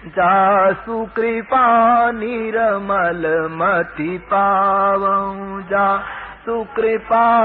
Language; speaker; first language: Hindi; non-native, local second language; Gujarati